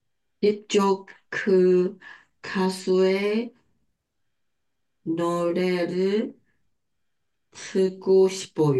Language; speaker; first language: Korean; non-native, learner; Chinese